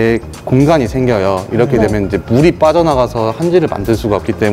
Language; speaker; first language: Korean; native; Korean